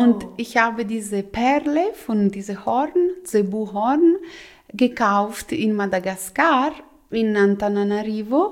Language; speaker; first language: German; non-native, local second language; Italian